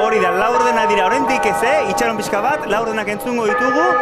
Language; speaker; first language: Basque; native; Basque